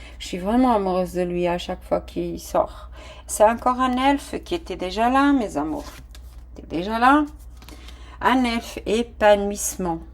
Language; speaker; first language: French; non-native, fluent; Portuguese